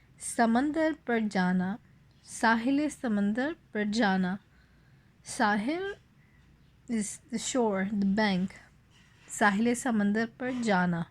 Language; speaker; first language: Urdu; native; Urdu